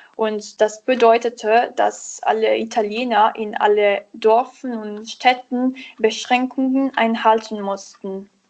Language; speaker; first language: German; non-native, learner; Italian